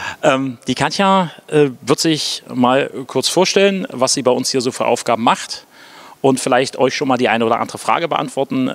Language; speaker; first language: German; native; German